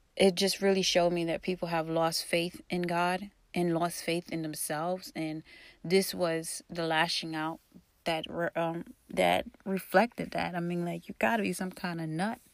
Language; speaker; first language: English; early bilingual, other home language; Haitian Creole